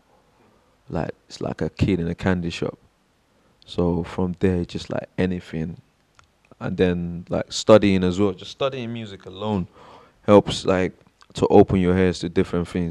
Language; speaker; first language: English; non-native, local second language; Yoruba